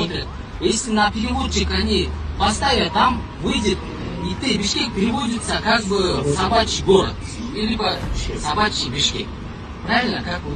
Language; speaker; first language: Russian; non-native, local second language; Kyrgyz